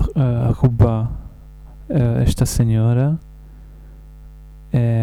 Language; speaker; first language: Portuguese; non-native, learner; English